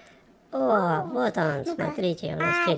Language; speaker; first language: Russian; native; Russian